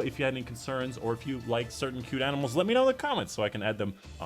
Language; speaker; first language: English; native; English